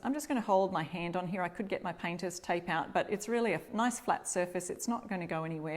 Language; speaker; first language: English; native; English